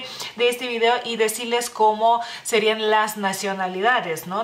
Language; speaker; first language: Spanish; non-native, fluent; Lithuanian